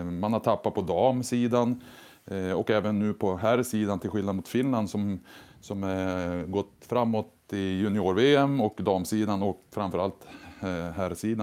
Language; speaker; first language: Swedish; native; Swedish